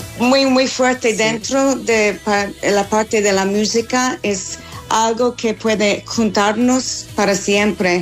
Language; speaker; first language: Spanish; non-native, learner; English